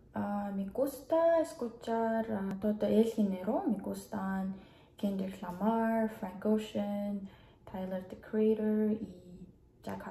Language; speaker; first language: Spanish; non-native, learner; Mongolian